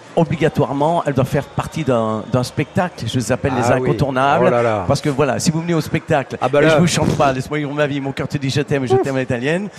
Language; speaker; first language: French; early bilingual, other home language; Italian